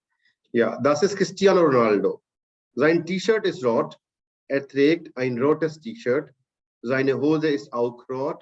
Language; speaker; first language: German; non-native, fluent; Hindi